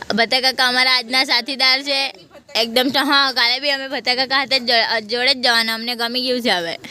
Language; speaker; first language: Gujarati; non-native, local second language; Kukna